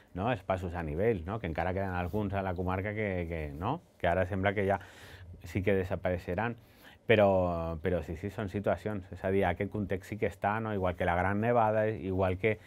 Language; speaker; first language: Catalan; non-native, local second language; Spanish